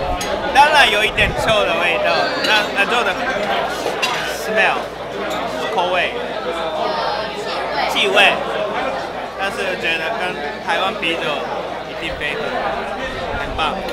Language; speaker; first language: Chinese; non-native, learner; Japanese